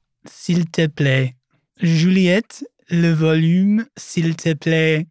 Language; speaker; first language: French; non-native, learner; English